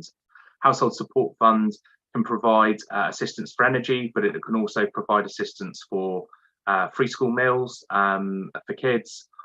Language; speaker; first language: English; native; English